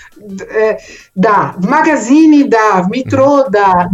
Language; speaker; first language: Russian; non-native, learner; Italian